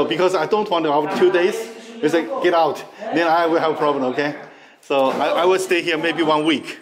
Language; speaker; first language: English; non-native, learner; Chinese